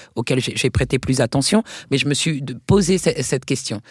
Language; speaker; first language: French; native; French